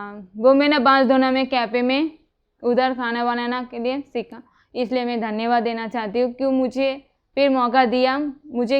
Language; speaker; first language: Hindi; non-native, local second language; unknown